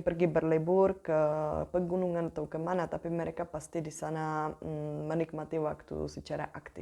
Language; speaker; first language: Indonesian; non-native, fluent; Czech